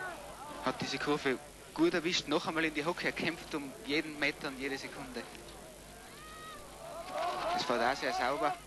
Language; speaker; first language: German; native; German